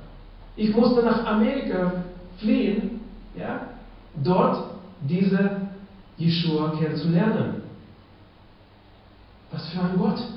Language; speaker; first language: German; non-native, fluent; Russian